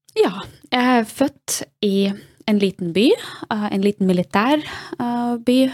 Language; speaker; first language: Norwegian; non-native, fluent; Russian